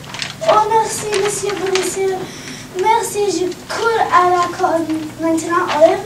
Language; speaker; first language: French; non-native, learner; English